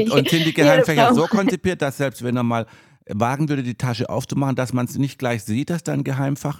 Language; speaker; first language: German; native; German